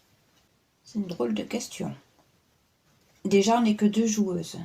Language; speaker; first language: French; native; French